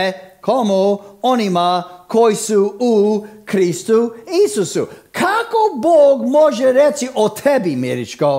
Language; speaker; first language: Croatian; non-native, fluent; English